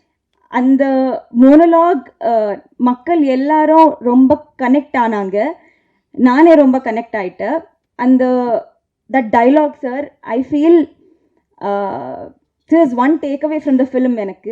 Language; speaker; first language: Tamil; non-native, learner; Telugu